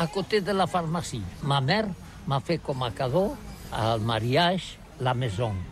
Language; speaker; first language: French; non-native, learner; Catalan